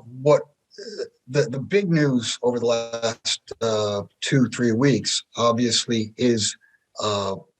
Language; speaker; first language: English; native; English